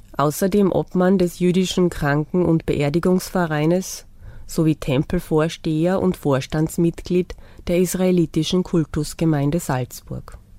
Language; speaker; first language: German; native; German